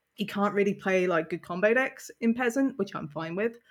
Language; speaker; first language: English; native; English